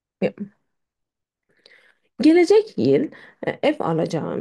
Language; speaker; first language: Turkish; non-native, fluent; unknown